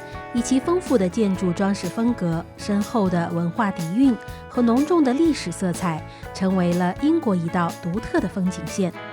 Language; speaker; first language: Chinese; native; Chinese